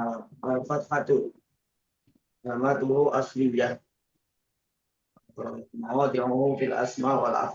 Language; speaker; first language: Arabic; non-native, learner; Indonesian